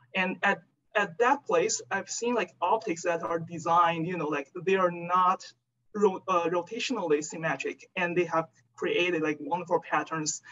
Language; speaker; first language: English; non-native, fluent; Chinese